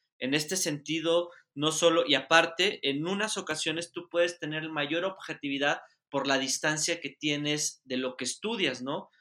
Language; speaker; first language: Spanish; native; Spanish